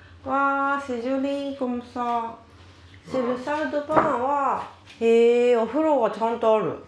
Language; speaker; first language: French; non-native, learner; Japanese